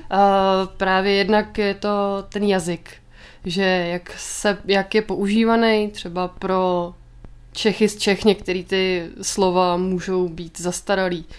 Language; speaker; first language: Czech; native; Czech